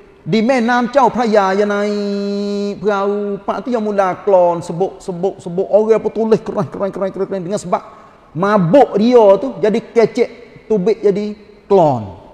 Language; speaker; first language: Malay; native; Malay